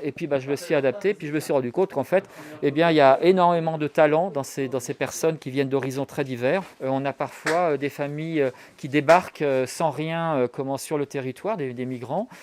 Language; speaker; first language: French; native; French